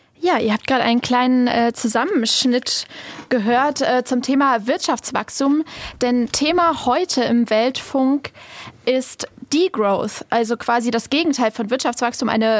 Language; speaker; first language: German; native; German